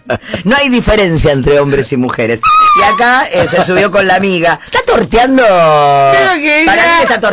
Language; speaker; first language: Spanish; native; Spanish